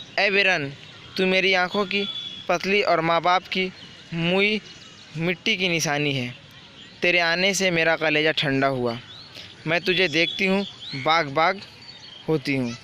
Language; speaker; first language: Urdu; native; Urdu